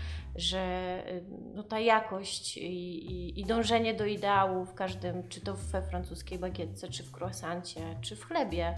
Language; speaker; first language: Polish; native; Polish